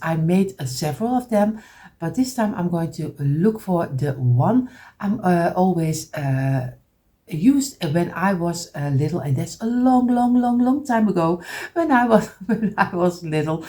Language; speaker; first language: English; non-native, fluent; Dutch